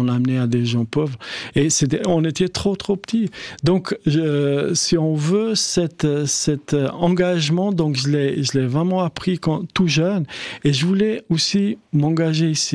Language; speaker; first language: French; non-native, fluent; Albanian